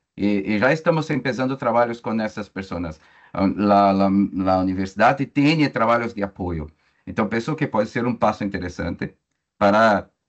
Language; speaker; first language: Spanish; non-native, learner; Portuguese